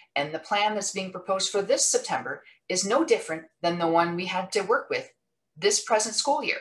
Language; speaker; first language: English; non-native, local second language; French